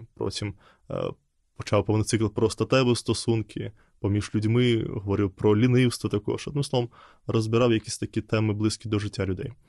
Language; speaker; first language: Ukrainian; non-native, fluent; Russian